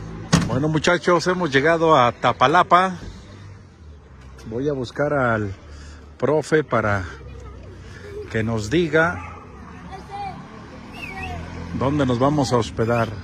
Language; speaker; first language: Spanish; native; Spanish